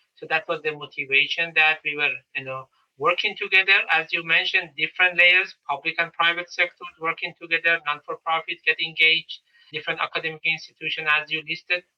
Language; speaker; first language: English; non-native, fluent; Persian